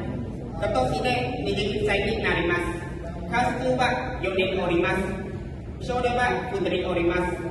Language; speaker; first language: Japanese; non-native, learner; Khmer